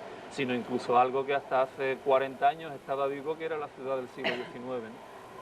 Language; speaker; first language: Spanish; native; Spanish